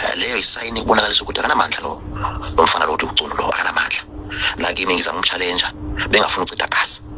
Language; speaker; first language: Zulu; non-native, fluent; Nyanja